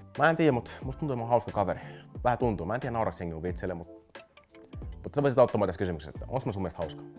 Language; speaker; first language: Finnish; early bilingual, other home language; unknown